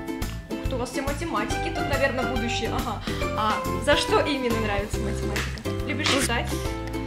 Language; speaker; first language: Russian; native; Russian